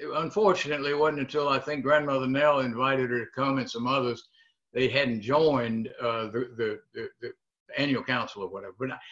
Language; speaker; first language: English; native; English